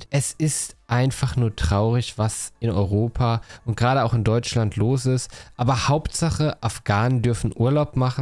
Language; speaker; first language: German; native; German